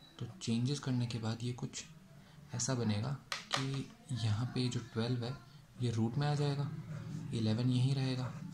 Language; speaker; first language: Hindi; native; Hindi